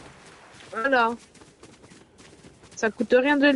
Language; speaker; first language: French; native; French